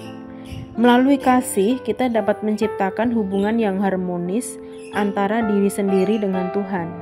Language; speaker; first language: Indonesian; native; Indonesian